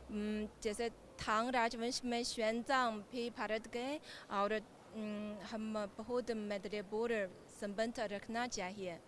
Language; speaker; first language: Hindi; non-native, fluent; Chinese